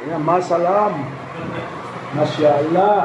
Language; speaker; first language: Arabic; non-native, learner; Filipino